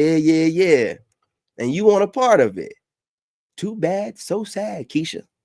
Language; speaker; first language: English; native; English